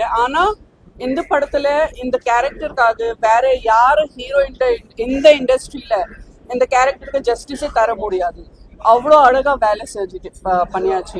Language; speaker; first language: Tamil; non-native, fluent; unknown